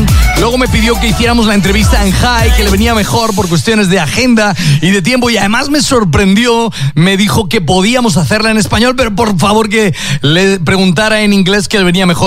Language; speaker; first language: Spanish; native; Spanish